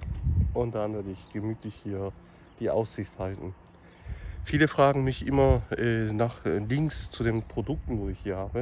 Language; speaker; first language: German; native; German